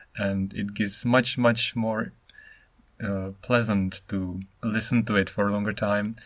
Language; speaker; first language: English; non-native, fluent; Czech